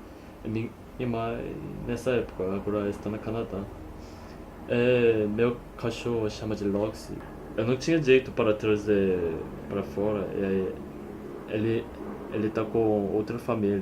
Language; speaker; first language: Portuguese; non-native, fluent; Korean